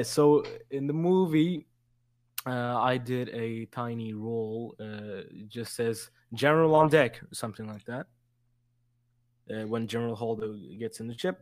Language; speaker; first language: English; non-native, fluent; Turkish